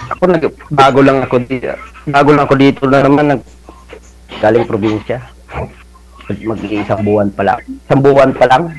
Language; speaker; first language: Filipino; native; Filipino